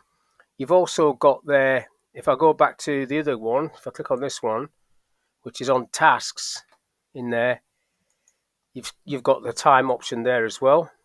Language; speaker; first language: English; native; English